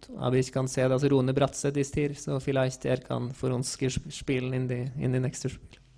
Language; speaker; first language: German; non-native, learner; Norwegian